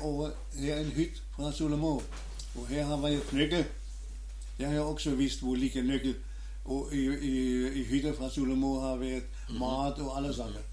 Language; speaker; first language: Norwegian; non-native, learner; German